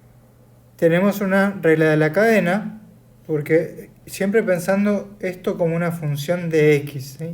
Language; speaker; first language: Spanish; native; Spanish